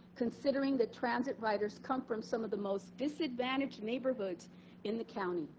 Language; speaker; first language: English; early bilingual, other home language; Spanish